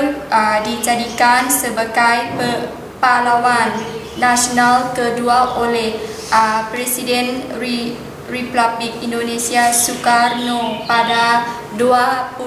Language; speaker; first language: Indonesian; non-native, learner; Lao